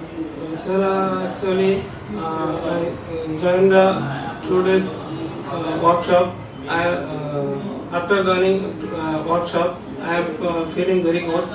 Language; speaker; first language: English; non-native, learner; Bangla